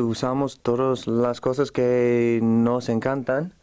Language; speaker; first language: Spanish; non-native, fluent; English